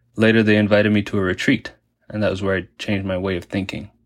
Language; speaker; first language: English; early bilingual, other home language; Spanish